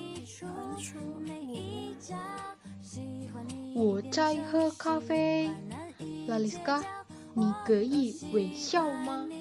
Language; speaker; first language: Chinese; non-native, learner; Indonesian